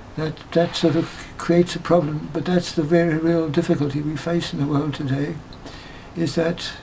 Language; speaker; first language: English; native; English